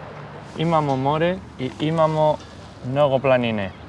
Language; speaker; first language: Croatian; non-native, learner; Spanish